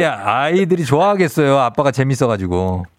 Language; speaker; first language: Korean; native; Korean